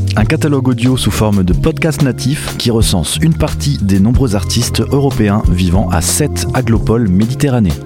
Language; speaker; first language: French; native; French